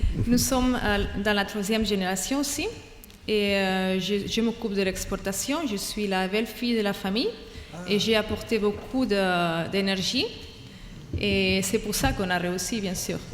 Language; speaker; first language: French; non-native, fluent; Catalan